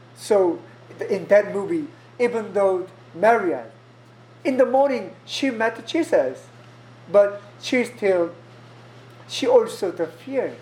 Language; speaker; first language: English; non-native, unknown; Korean